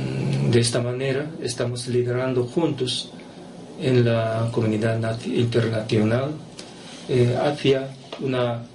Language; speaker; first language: Spanish; non-native, fluent; Japanese